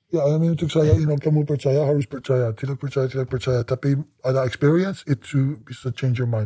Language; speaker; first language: Indonesian; non-native, learner; English